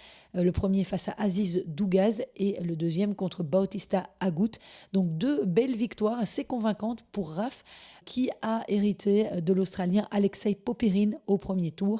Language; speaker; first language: French; native; French